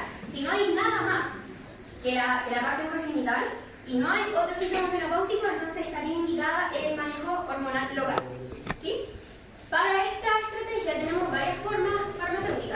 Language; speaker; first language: Spanish; native; Spanish